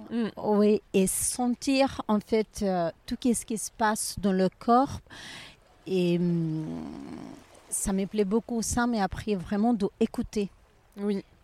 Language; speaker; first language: French; non-native, fluent; Ukrainian